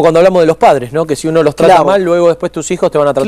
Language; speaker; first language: Spanish; native; Spanish